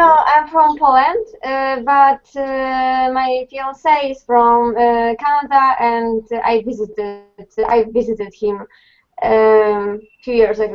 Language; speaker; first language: English; non-native, fluent; Polish